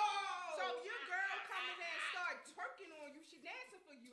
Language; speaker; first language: English; native; English